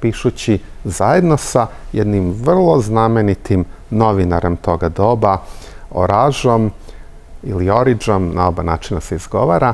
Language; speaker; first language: Serbian; native; Serbian